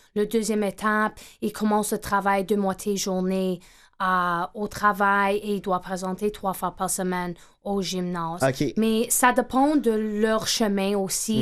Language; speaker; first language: French; non-native, fluent; English